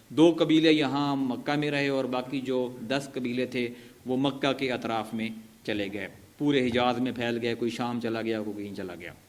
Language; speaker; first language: Urdu; non-native, local second language; Punjabi